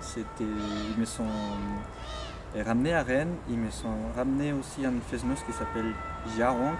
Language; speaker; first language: French; non-native, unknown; Spanish